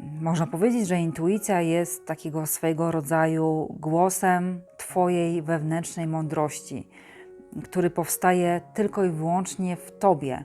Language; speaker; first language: Polish; native; Polish